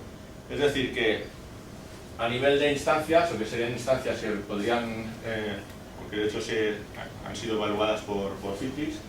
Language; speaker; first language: Spanish; native; Spanish